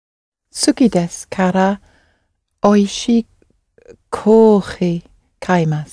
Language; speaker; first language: Japanese; non-native, learner; English